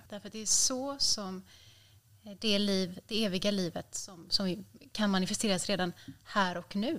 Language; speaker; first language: Swedish; native; Swedish